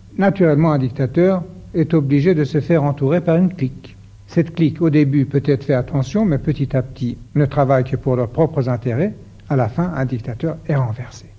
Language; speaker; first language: French; non-native, fluent; Persian